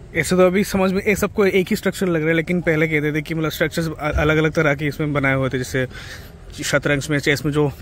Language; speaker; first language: Hindi; non-native, local second language; Bangla